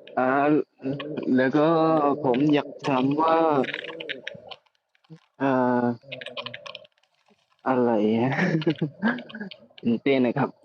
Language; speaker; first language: Thai; non-native, local second language; Mon